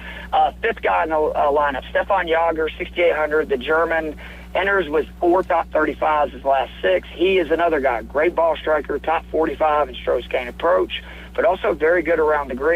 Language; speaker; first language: English; native; English